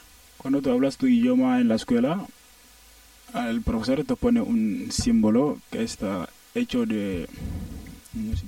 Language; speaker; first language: Spanish; non-native, learner; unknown